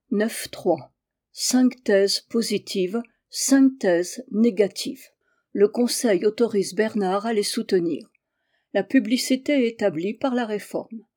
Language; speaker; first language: French; native; French